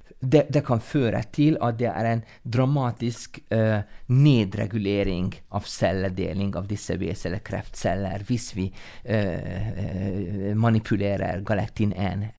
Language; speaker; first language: Norwegian; non-native, fluent; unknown